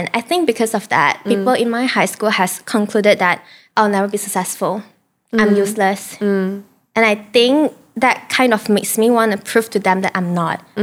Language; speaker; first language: English; non-native, local second language; Chinese